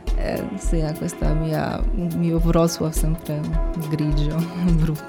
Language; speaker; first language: Italian; non-native, learner; Polish